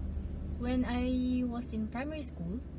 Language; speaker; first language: English; non-native, local second language; Malay